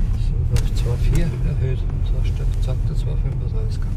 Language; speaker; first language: German; native; German